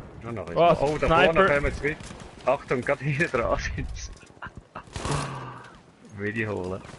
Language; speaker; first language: German; native; German